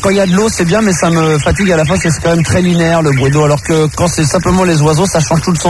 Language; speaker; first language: French; native; French